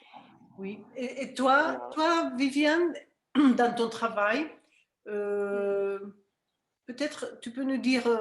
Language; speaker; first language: French; non-native, fluent; Spanish